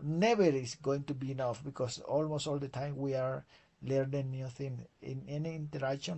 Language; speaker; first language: English; non-native, fluent; Spanish